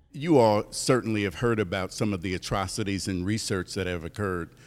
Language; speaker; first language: English; native; English